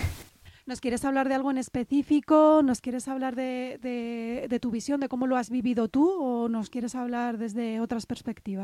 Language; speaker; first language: Spanish; native; Spanish